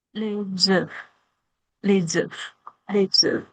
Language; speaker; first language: French; non-native, learner; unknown